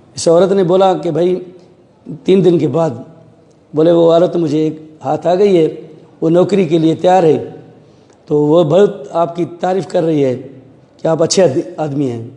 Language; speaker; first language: Urdu; non-native, local second language; Sindhi